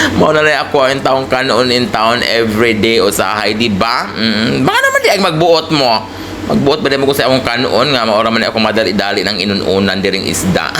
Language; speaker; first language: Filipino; non-native, local second language; Cebuano